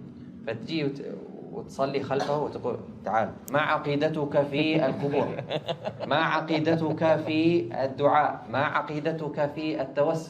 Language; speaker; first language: Arabic; native; Arabic